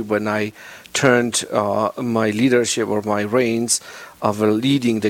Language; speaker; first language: English; non-native, fluent; Polish